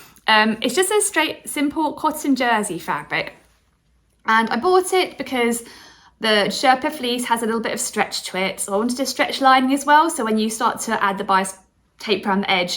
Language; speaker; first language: English; native; English